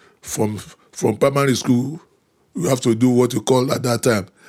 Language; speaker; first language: English; non-native, local second language; Yoruba